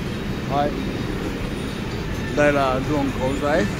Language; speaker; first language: Vietnamese; non-native, learner; Japanese